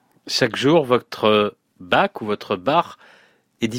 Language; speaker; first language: French; native; French